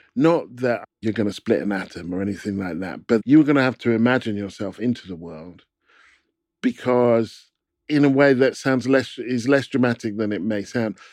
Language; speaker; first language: English; native; English